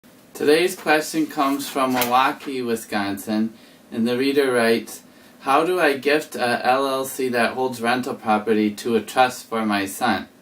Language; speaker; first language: English; native; English